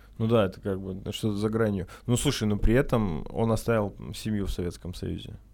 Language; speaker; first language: Russian; native; Russian